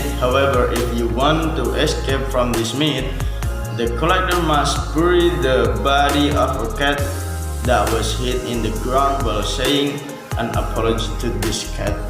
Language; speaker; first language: English; non-native, learner; Indonesian